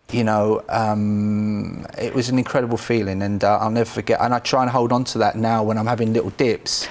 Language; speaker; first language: English; native; English